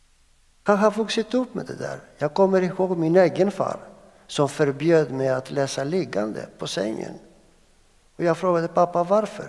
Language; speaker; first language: Swedish; non-native, fluent; Greek